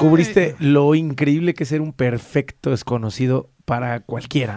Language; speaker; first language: Spanish; native; Spanish